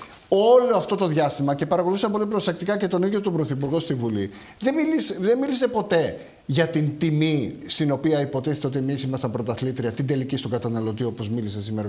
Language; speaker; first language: Greek; native; Greek